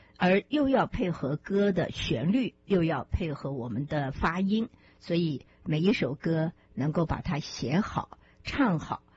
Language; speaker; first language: Chinese; native; Chinese